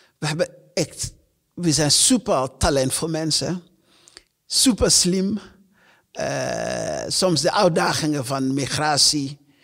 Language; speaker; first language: Dutch; non-native, fluent; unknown